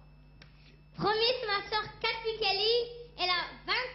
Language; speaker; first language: French; non-native, learner; English